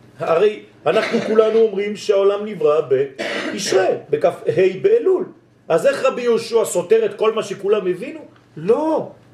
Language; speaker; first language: Hebrew; non-native, fluent; French